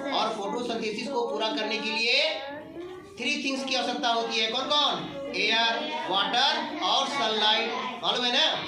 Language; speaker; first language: Hindi; native; Hindi